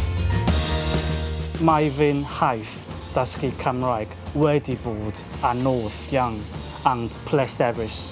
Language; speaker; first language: Welsh; non-native, learner; Chinese